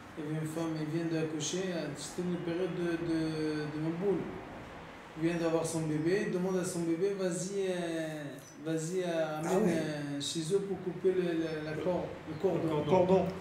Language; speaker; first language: French; native; French